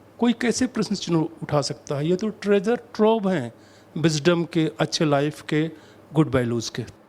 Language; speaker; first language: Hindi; native; Hindi